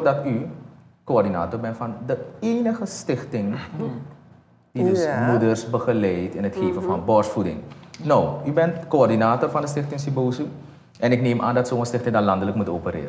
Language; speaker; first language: Dutch; native; Dutch